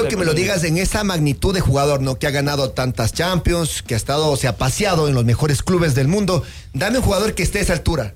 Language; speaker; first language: Spanish; native; Spanish